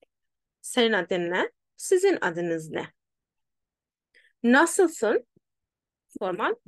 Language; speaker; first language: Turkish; non-native, fluent; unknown